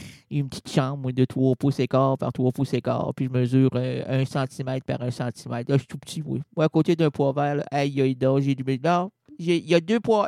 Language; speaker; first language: French; native; French